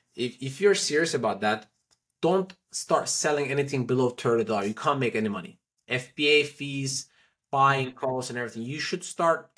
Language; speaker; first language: English; non-native, fluent; Turkish